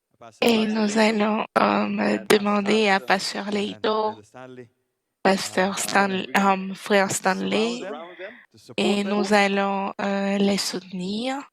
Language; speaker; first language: French; non-native, fluent; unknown